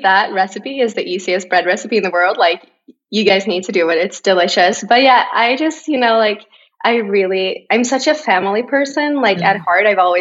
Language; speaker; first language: English; non-native, fluent; Swedish